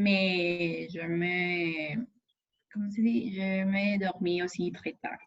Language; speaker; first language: French; non-native, learner; Spanish